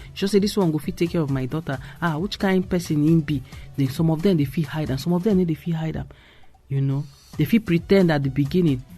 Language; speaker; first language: Nigerian Pidgin; non-native, local second language; Igbo